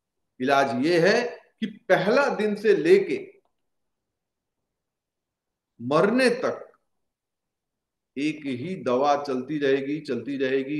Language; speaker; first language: Hindi; native; Hindi